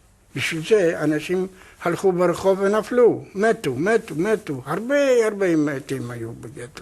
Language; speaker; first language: Hebrew; non-native, fluent; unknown